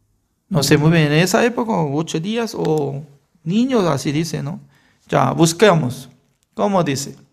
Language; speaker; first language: Spanish; non-native, fluent; Korean